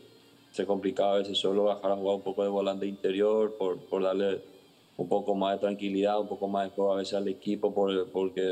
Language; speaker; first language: Spanish; native; Spanish